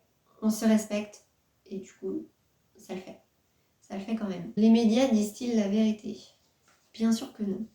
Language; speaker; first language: French; native; French